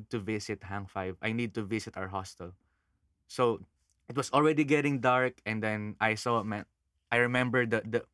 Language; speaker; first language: English; non-native, local second language; Filipino